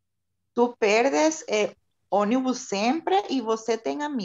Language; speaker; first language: Portuguese; non-native, learner; Spanish